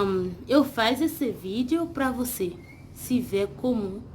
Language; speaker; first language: Portuguese; non-native, learner; Haitian Creole